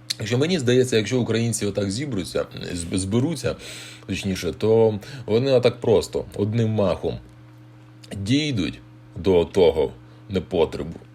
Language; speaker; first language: Ukrainian; native; Ukrainian